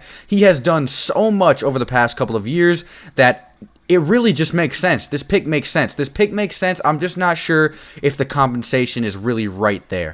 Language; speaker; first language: English; native; English